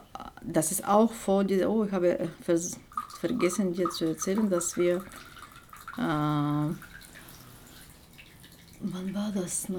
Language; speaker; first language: German; non-native, fluent; Turkish